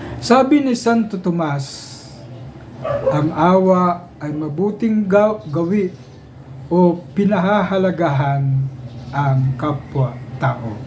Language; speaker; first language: Filipino; native; Filipino